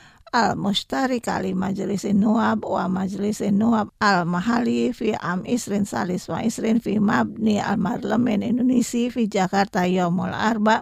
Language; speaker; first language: Arabic; non-native, fluent; Indonesian